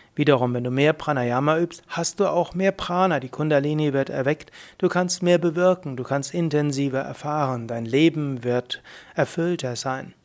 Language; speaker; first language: German; native; German